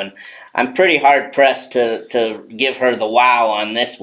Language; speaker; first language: English; native; English